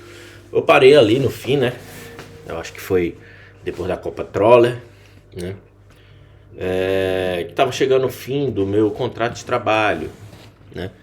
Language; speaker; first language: Portuguese; native; Portuguese